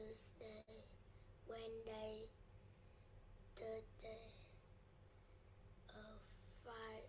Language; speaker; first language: English; non-native, learner; Vietnamese